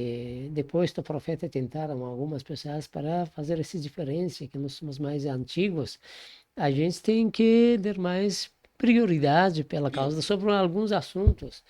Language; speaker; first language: Portuguese; non-native, learner; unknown